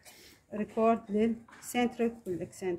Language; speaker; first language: Arabic; native; Arabic